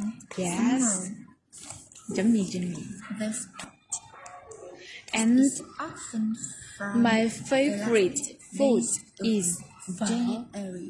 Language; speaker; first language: English; non-native, learner; Vietnamese